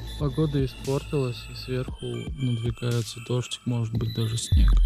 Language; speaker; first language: Russian; native; Russian